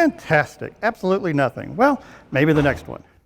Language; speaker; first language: English; native; English